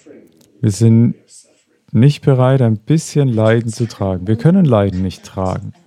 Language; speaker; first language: German; non-native, fluent; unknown